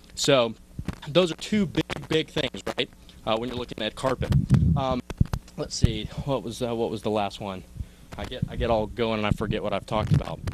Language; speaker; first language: English; native; English